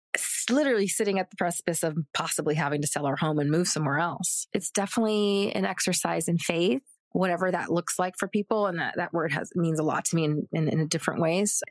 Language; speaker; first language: English; native; English